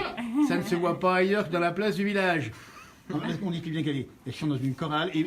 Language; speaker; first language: French; native; French